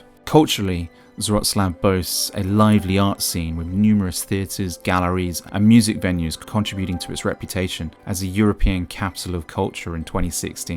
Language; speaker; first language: English; native; English